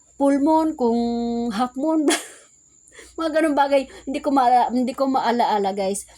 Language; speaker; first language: Filipino; non-native, local second language; Cebuano